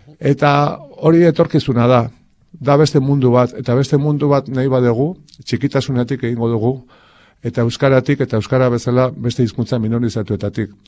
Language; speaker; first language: Basque; native; Basque